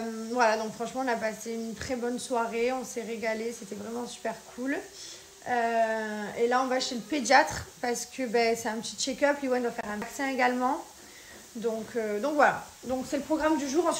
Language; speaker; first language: French; native; French